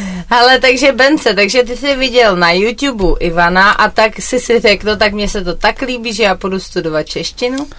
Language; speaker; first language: Czech; native; Czech